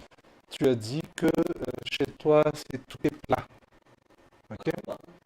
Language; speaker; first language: French; non-native, local second language; Malagasy